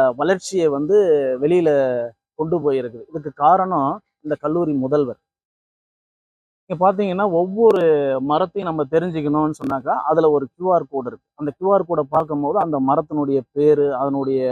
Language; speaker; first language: Tamil; native; Tamil